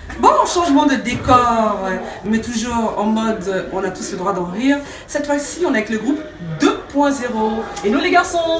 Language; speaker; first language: French; native; French